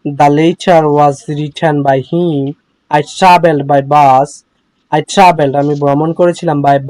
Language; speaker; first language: English; non-native, fluent; Bangla